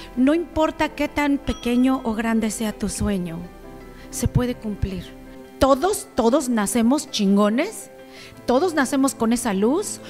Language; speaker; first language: Spanish; native; Spanish